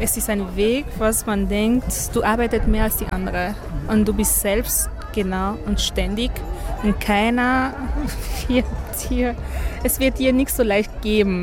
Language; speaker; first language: German; non-native, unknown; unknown